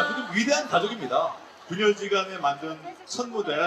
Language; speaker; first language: Korean; native; Korean